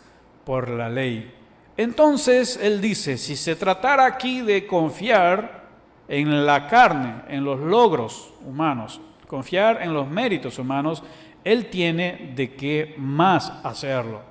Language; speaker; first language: Spanish; native; Spanish